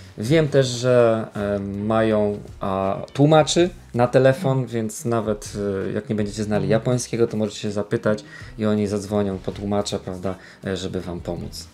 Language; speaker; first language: Polish; native; Polish